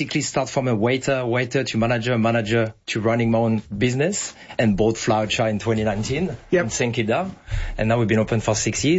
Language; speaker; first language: English; non-native, fluent; French